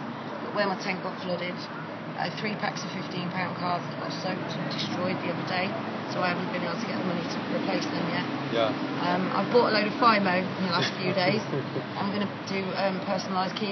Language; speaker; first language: English; native; English